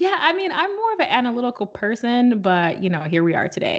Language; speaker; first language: English; native; English